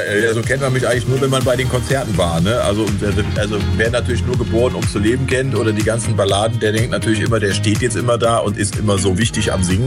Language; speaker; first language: German; native; German